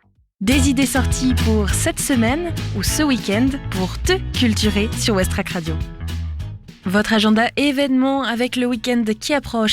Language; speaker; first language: French; native; French